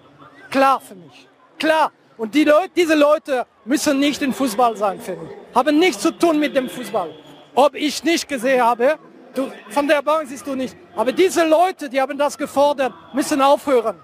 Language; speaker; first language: German; non-native, fluent; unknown